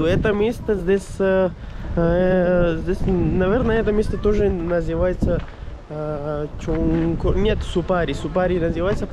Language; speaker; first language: Russian; non-native, learner; Urdu